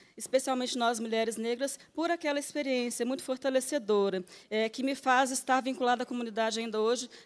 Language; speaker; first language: Portuguese; native; Portuguese